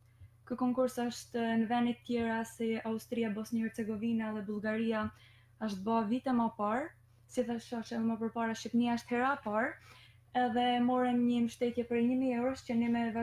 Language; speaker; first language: Albanian; native; Albanian